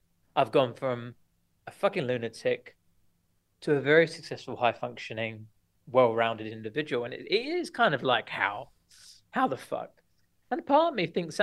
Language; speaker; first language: English; native; English